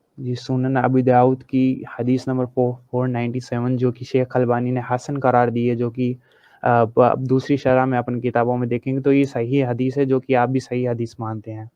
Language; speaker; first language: Urdu; native; Urdu